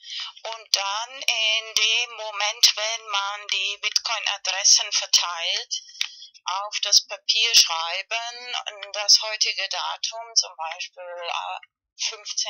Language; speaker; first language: German; non-native, fluent; Spanish